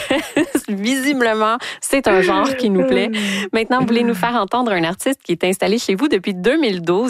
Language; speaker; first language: French; native; French